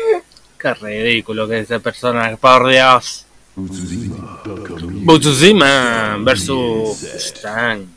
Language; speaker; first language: Spanish; native; Spanish